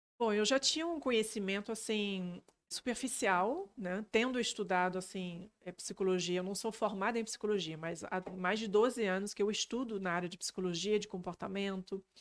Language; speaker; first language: Portuguese; non-native, fluent; French